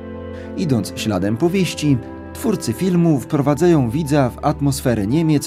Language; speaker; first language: Polish; native; Polish